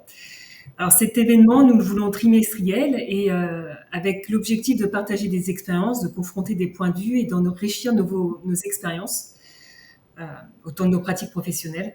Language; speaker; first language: French; native; French